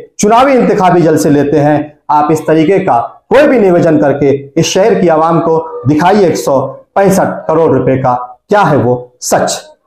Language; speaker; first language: Hindi; non-native, local second language; Urdu